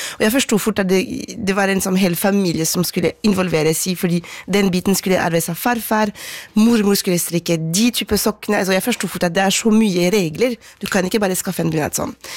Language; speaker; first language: Norwegian; non-native, fluent; French